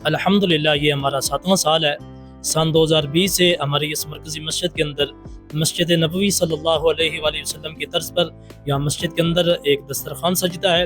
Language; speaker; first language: Urdu; native; Urdu